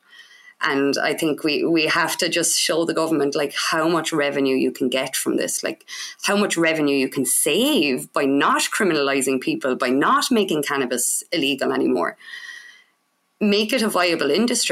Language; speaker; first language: English; native; English